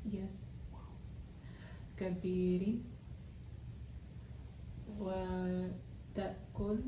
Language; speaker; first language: Arabic; non-native, learner; English